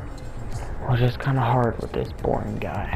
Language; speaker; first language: English; native; English